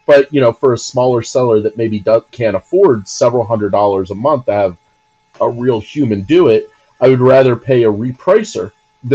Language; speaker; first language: English; native; English